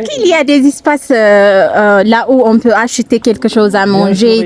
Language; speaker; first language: French; non-native, learner; Amharic